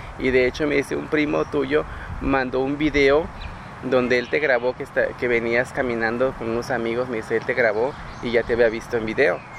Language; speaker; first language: Spanish; native; Spanish